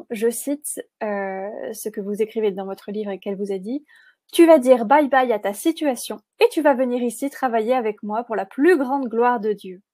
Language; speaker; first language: French; native; French